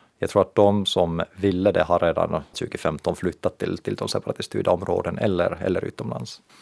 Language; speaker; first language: Swedish; native; Swedish